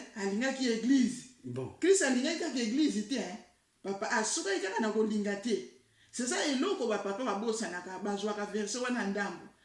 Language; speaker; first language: Lingala; non-native, local second language; Kongo